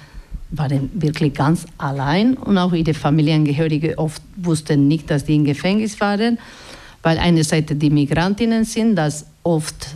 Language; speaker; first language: German; non-native, fluent; Basque